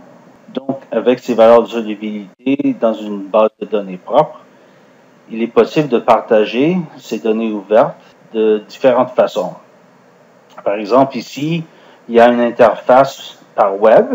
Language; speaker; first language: French; non-native, fluent; English